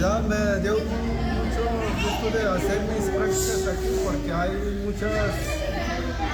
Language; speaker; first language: Spanish; non-native, local second language; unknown